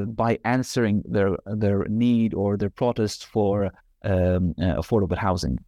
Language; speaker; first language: English; non-native, fluent; Arabic